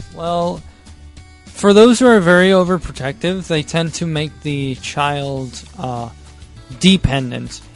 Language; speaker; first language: English; native; English